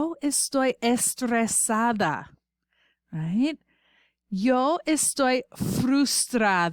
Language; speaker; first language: Spanish; non-native, fluent; English